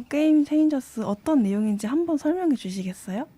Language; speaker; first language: Korean; native; Korean